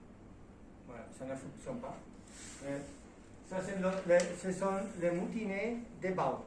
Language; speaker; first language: French; non-native, learner; Spanish